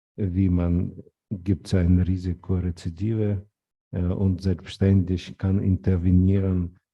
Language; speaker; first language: German; non-native, fluent; Ukrainian